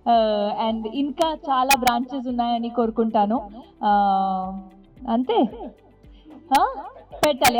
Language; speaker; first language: Telugu; non-native, learner; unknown